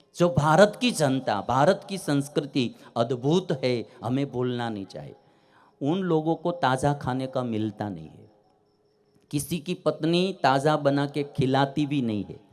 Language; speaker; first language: Hindi; non-native, local second language; Gujarati